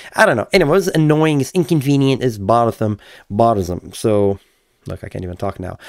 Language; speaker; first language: English; native; English